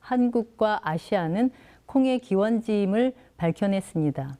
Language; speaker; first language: Korean; native; Korean